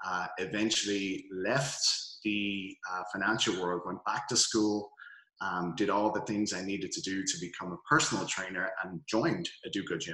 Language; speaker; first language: English; native; English